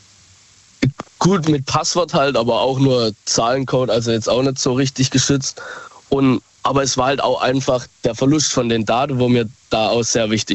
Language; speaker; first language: German; native; German